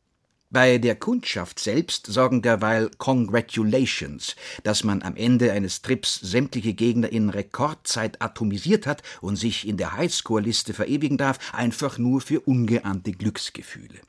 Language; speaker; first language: German; native; German